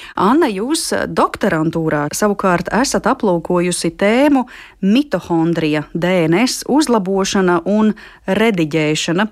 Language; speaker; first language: Latvian; native; Latvian